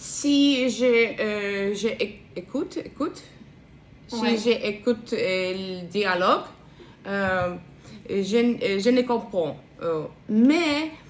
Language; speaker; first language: French; non-native, learner; Russian